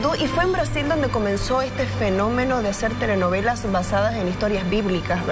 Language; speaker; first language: Spanish; native; Spanish